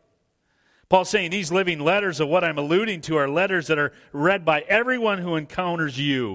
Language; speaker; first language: English; native; English